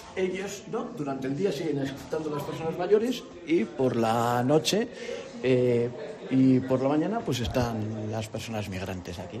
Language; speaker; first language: Spanish; native; Spanish